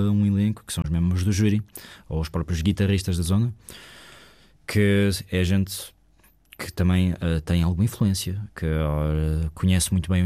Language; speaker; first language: Portuguese; native; Portuguese